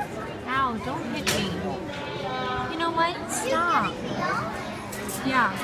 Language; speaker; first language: English; native; English